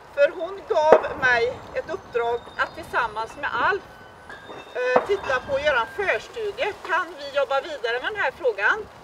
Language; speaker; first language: Swedish; native; Swedish